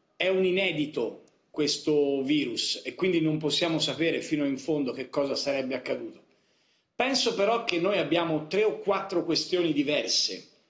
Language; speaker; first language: Italian; native; Italian